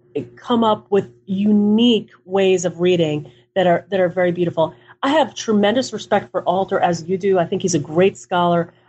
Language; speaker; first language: English; early bilingual, other home language; Hebrew